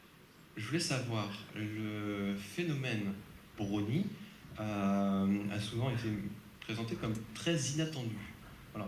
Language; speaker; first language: French; native; French